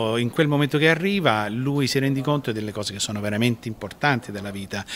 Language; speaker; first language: Italian; non-native, fluent; Sicilian